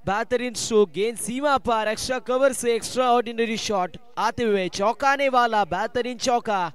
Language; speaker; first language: Hindi; non-native, local second language; Marathi